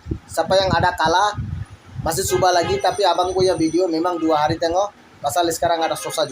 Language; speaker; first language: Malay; non-native, fluent; Bangla